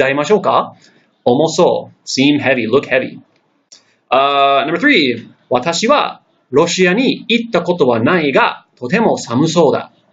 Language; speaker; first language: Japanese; non-native, fluent; English